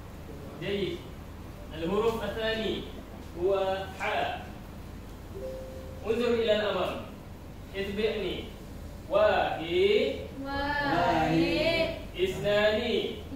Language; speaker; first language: Arabic; non-native, learner; Malay